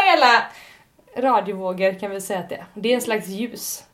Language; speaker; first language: Swedish; native; Swedish